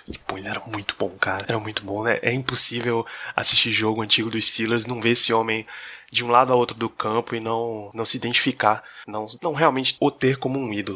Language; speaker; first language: Portuguese; native; Portuguese